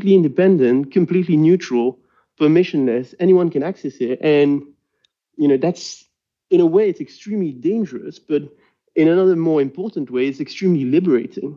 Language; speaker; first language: English; non-native, fluent; French